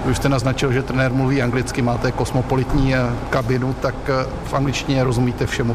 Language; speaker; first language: Czech; native; Czech